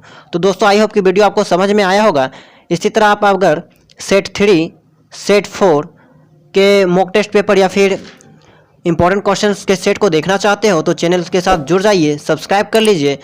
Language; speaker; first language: Hindi; native; Hindi